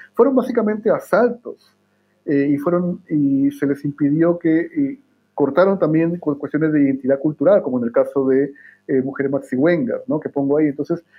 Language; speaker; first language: Spanish; native; Spanish